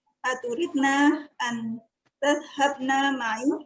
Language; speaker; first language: Arabic; non-native, learner; Indonesian